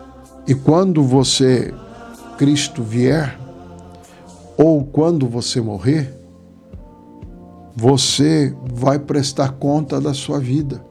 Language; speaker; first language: Portuguese; native; Portuguese